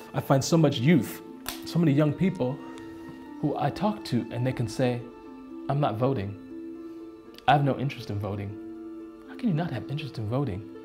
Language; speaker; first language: English; native; English